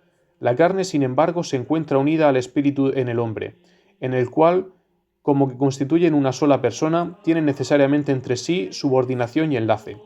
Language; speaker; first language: Spanish; native; Spanish